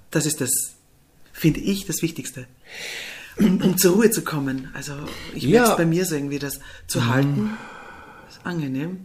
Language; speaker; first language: German; native; German